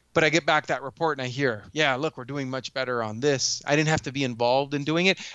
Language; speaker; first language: English; native; English